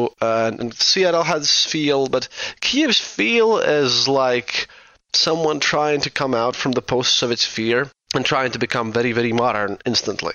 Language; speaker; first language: English; non-native, fluent; Russian